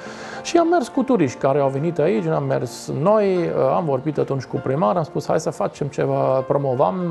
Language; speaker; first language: Romanian; non-native, fluent; German